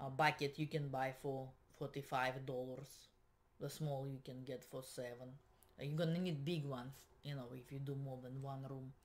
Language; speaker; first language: English; non-native, fluent; Russian